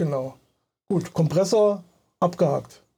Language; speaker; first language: German; native; German